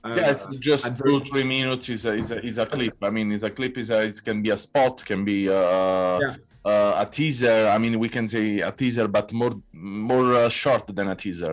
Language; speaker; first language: English; non-native, learner; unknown